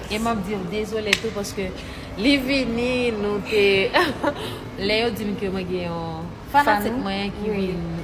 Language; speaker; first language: French; non-native, learner; Haitian Creole